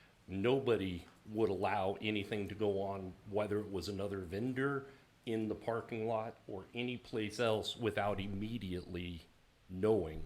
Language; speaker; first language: English; native; English